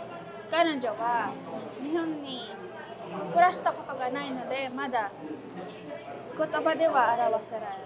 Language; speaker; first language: Japanese; non-native, fluent; Filipino